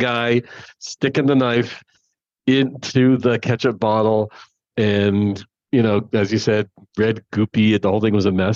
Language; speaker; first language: English; native; English